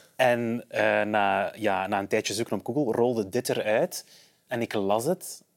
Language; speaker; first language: Dutch; native; Dutch